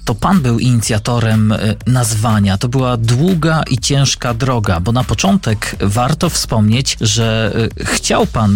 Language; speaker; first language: Polish; native; Polish